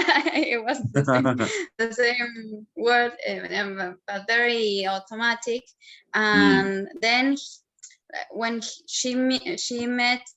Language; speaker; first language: English; non-native, learner; Spanish